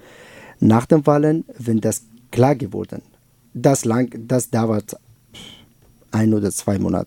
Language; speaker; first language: German; non-native, learner; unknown